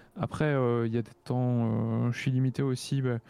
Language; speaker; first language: French; native; French